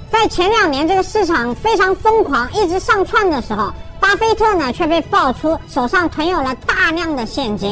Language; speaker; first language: Chinese; native; Chinese